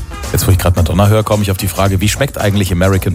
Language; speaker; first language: German; native; German